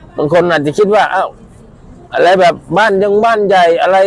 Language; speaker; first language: Thai; native; Thai